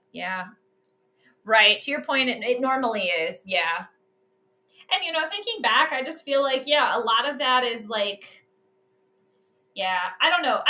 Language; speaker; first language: English; native; English